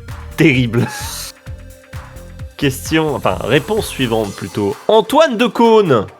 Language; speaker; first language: French; native; French